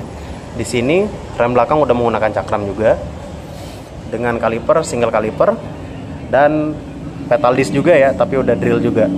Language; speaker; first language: Indonesian; native; Indonesian